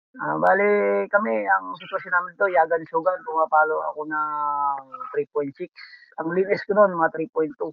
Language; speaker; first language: Filipino; native; Filipino